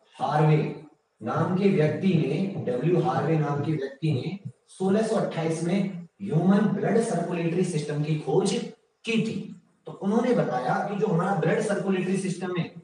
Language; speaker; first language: Hindi; native; Hindi